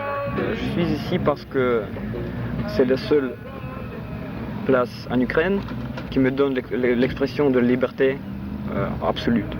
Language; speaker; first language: French; non-native, fluent; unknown